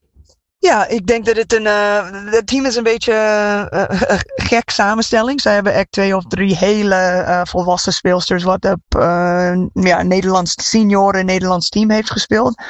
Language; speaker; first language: Dutch; non-native, fluent; English